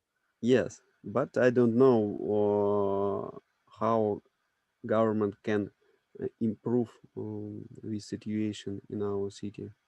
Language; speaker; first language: English; non-native, learner; Russian